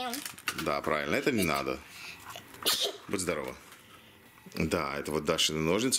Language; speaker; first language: Russian; native; Russian